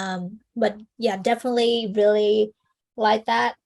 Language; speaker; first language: English; non-native, fluent; Vietnamese